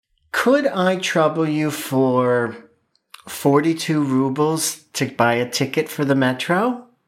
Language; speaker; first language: English; native; English